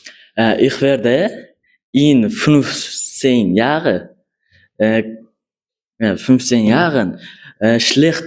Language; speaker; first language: German; non-native, learner; Uzbek